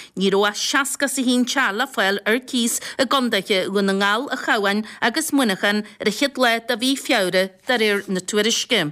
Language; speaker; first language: Irish; native; Irish